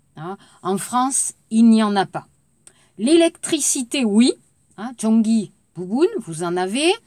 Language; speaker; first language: French; native; French